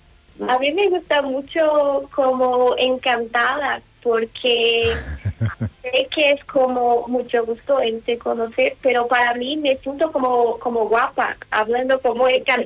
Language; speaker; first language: Spanish; non-native, learner; Portuguese